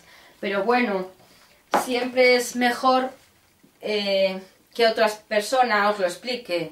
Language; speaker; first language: Spanish; native; Spanish